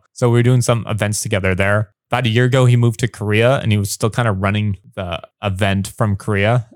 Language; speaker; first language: English; native; English